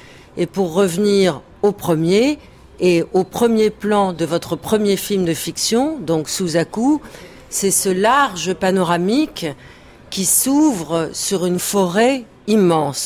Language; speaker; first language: French; native; French